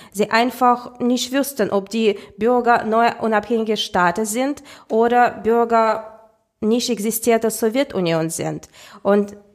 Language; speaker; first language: German; non-native, fluent; Russian